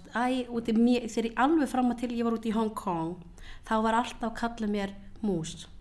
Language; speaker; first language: Icelandic; early bilingual, other home language; Vietnamese